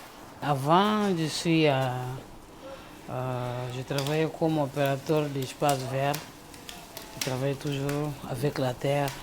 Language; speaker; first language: French; non-native, learner; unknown